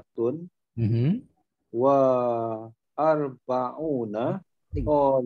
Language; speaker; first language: Arabic; non-native, learner; Malay